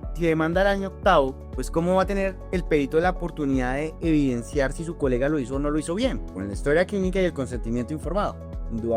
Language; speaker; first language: Spanish; native; Spanish